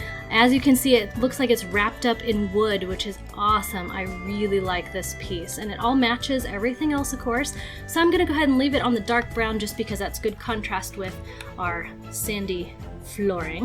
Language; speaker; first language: English; native; English